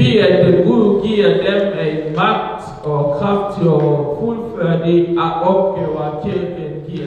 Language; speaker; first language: Danish; non-native, fluent; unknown